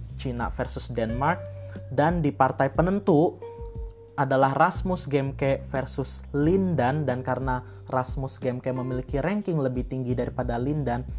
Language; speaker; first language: Indonesian; native; Indonesian